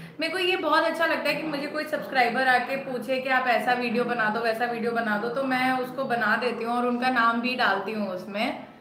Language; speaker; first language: Hindi; native; Hindi